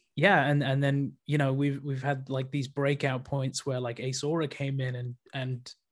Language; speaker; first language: English; native; English